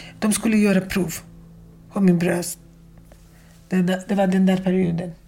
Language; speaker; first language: Swedish; non-native, fluent; Kurdish